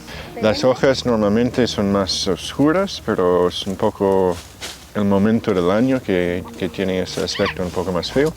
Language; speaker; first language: Spanish; non-native, fluent; English